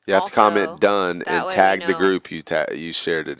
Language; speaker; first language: English; native; English